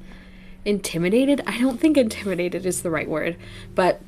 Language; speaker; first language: English; native; English